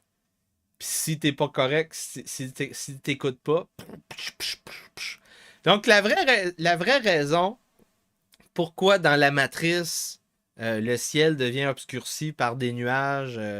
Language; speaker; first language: French; native; French